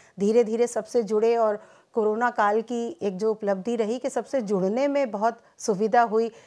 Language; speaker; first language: Hindi; native; Hindi